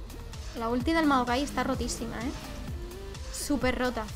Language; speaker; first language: Spanish; native; Spanish